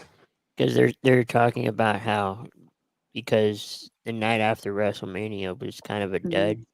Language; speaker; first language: English; native; English